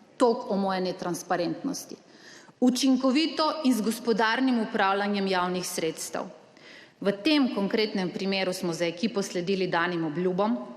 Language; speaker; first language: Slovenian; early bilingual, other home language; Macedonian